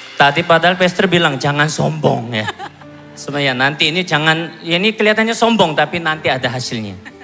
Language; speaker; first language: Indonesian; non-native, fluent; Korean